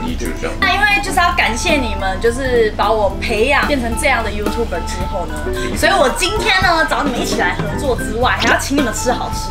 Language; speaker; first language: Chinese; native; Chinese